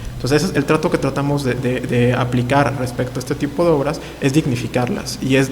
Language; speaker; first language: Spanish; native; Spanish